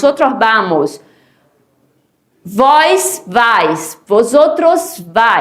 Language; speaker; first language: Spanish; non-native, fluent; Portuguese